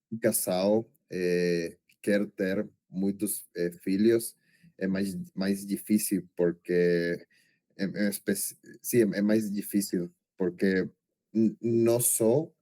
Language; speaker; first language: Portuguese; non-native, learner; Spanish